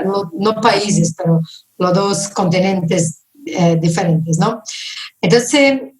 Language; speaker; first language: Spanish; non-native, fluent; Portuguese